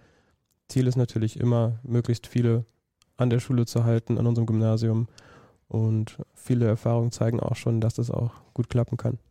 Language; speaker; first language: German; native; German